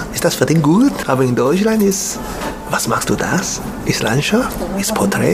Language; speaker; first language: German; non-native, learner; Chinese